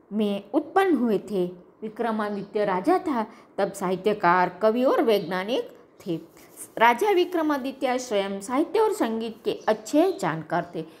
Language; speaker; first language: Hindi; non-native, local second language; Gujarati